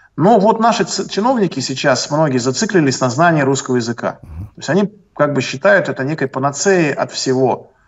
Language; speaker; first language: Russian; native; Russian